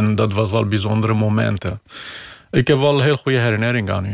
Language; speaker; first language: Dutch; non-native, fluent; Kurdish